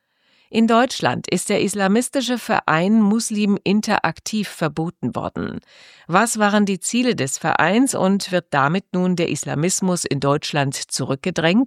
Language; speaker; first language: German; native; German